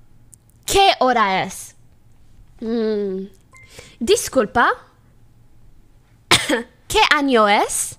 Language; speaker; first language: Spanish; non-native, learner; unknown